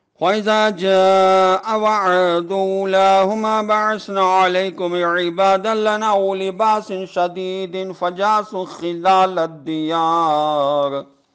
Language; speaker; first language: Arabic; non-native, fluent; Urdu